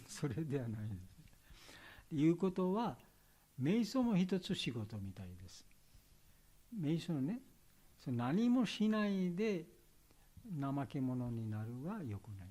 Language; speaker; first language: Japanese; non-native, learner; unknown